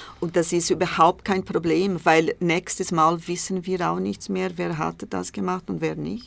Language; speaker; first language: German; non-native, learner; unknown